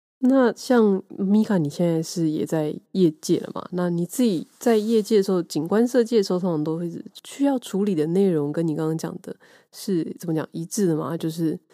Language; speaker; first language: Chinese; native; Chinese